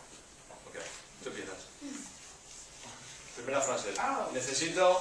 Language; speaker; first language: Spanish; non-native, fluent; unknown